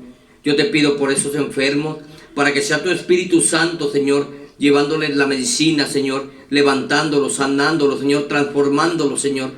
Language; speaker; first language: Spanish; native; Spanish